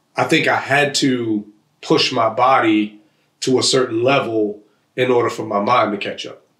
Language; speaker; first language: English; native; English